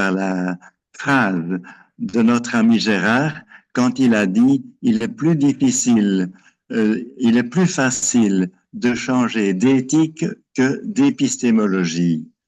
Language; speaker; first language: French; non-native, fluent; Portuguese